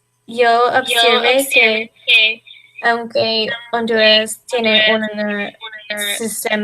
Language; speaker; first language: Spanish; non-native, learner; English